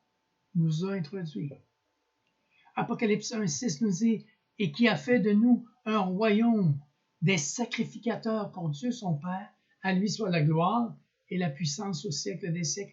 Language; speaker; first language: French; native; French